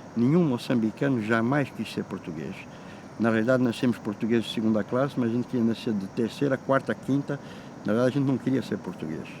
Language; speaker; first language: Portuguese; native; Portuguese